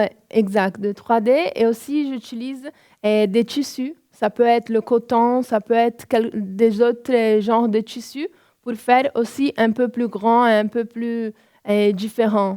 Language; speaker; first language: French; non-native, fluent; Portuguese